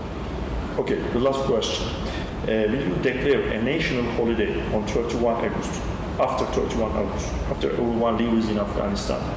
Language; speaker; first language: English; non-native, learner; Turkish